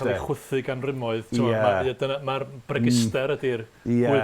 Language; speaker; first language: Welsh; native; Welsh